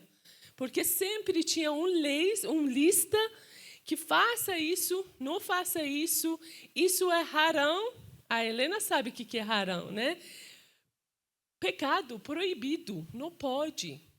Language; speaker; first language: Portuguese; non-native, fluent; Persian